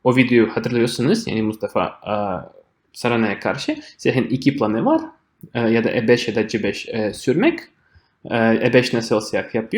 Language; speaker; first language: Turkish; non-native, fluent; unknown